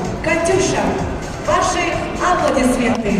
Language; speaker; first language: Russian; native; Russian